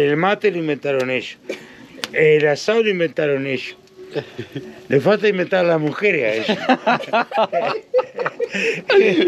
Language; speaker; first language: Spanish; native; Spanish